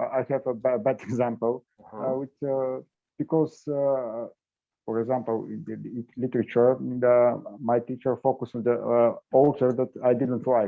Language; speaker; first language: English; non-native, learner; Bulgarian